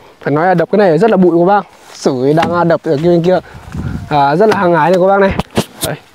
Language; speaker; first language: Vietnamese; native; Vietnamese